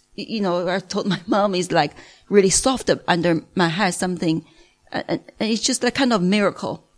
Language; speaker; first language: English; non-native, fluent; Chinese